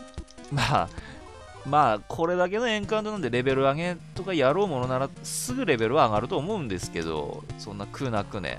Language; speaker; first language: Japanese; native; Japanese